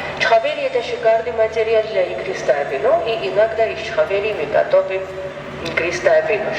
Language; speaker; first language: Russian; non-native, fluent; Georgian